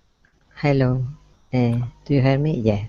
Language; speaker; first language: English; non-native, learner; Spanish